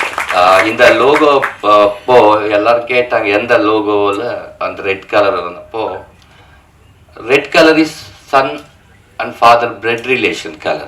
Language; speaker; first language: Tamil; non-native, learner; Telugu